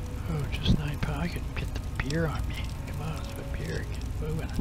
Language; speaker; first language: English; native; English